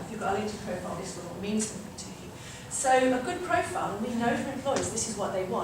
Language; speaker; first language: English; native; English